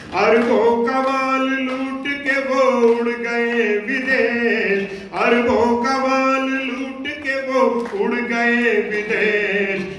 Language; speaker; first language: Hindi; non-native, local second language; Punjabi